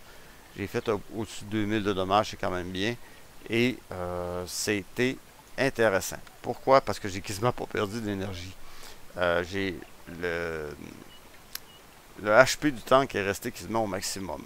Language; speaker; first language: French; native; French